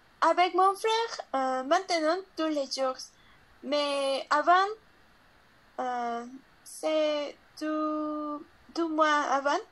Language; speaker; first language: French; non-native, learner; Spanish